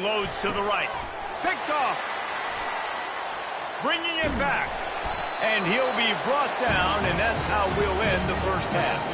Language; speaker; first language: English; native; English